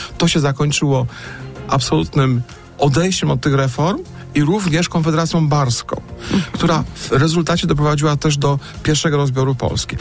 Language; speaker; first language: Polish; native; Polish